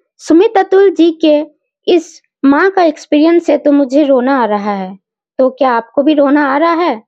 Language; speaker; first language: Hindi; non-native, local second language; Odia